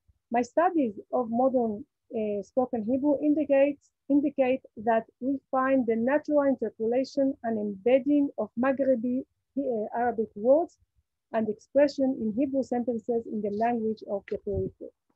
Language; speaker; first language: English; non-native, fluent; Hebrew